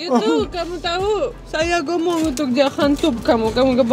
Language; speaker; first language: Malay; non-native, learner; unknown